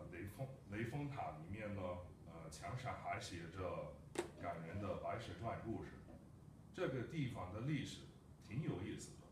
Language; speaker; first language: Chinese; non-native, fluent; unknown